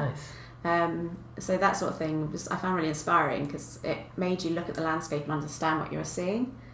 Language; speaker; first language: English; native; English